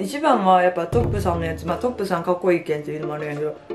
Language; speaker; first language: Japanese; native; Japanese